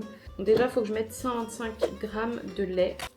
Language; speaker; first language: French; native; French